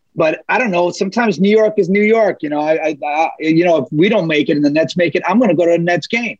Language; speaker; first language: English; early bilingual, other home language; Spanish